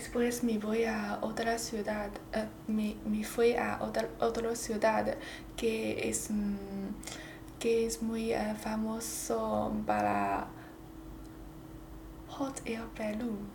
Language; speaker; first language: Spanish; non-native, learner; Chinese